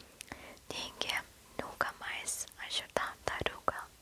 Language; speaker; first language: Portuguese; non-native, learner; English